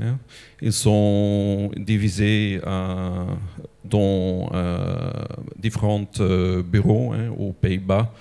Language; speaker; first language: French; non-native, local second language; Dutch